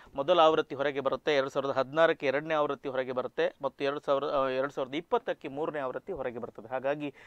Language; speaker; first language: Kannada; native; Kannada